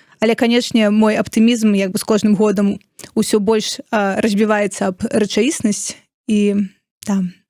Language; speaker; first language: Belarusian; non-native, local second language; Russian